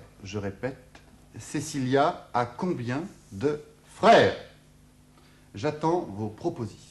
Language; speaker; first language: French; native; French